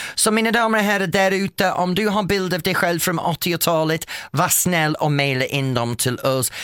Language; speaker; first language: Swedish; non-native, fluent; English